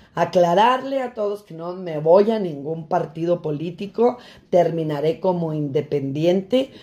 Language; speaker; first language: Spanish; native; Spanish